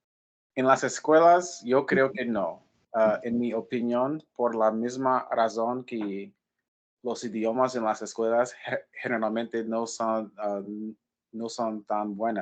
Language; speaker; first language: Spanish; non-native, learner; English